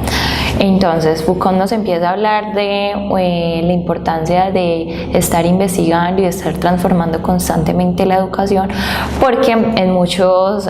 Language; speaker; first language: Spanish; native; Spanish